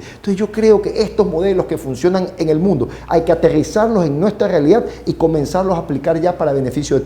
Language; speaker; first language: Spanish; native; Spanish